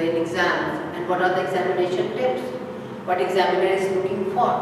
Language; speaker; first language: English; non-native, local second language; Urdu